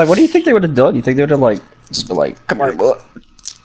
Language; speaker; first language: English; native; English